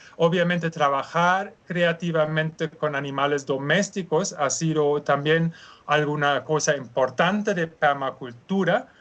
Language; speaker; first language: Spanish; non-native, fluent; German